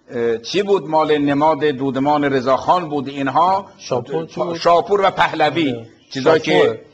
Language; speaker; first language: Persian; native; Persian